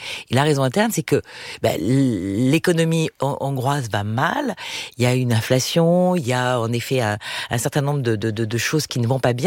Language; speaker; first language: French; native; French